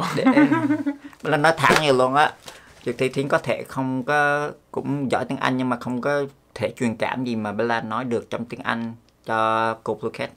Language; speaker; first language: Vietnamese; early bilingual, heritage; Vietnamese